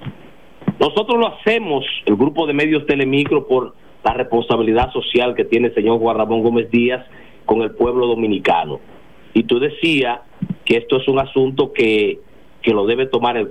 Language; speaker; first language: Spanish; native; Spanish